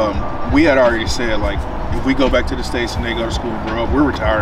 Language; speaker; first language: English; native; English